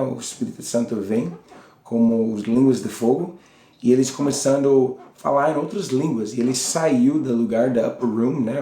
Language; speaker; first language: Portuguese; non-native, learner; English